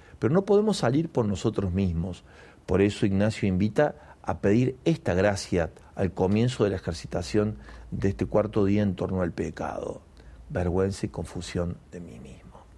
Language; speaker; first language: Spanish; native; Spanish